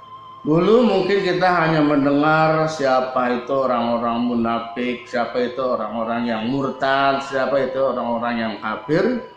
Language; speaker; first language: Indonesian; native; Indonesian